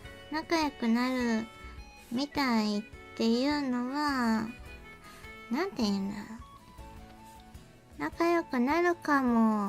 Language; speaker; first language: Japanese; native; Japanese